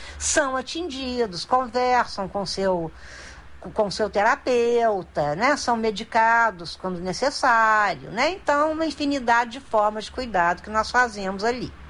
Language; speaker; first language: Portuguese; native; Portuguese